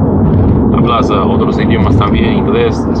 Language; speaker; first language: Spanish; non-native, learner; English